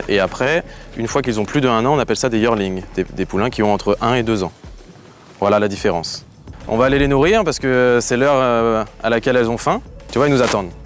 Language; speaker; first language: French; native; French